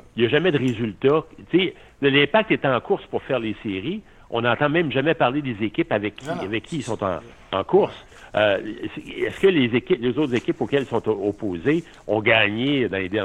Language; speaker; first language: French; native; French